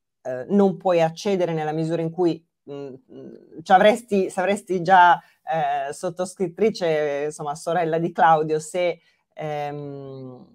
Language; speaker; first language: Italian; native; Italian